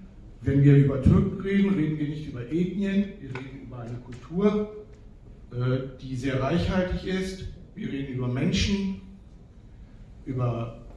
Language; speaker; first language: German; early bilingual, other home language; Turkish